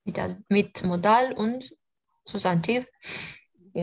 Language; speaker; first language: German; non-native, learner; Romanian